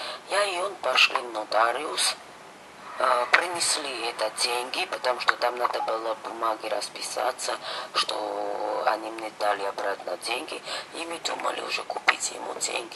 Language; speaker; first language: Russian; non-native, fluent; Georgian